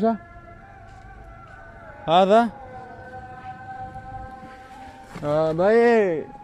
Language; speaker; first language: Arabic; non-native, learner; Tajik